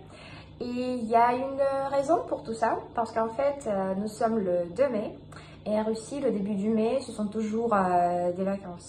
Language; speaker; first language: French; non-native, fluent; Russian